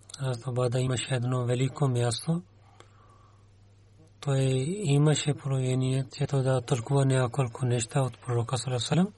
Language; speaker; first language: Bulgarian; non-native, learner; Urdu